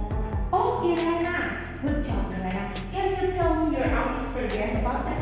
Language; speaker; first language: English; non-native, fluent; Indonesian